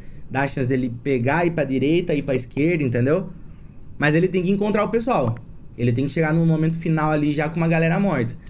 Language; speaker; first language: Portuguese; native; Portuguese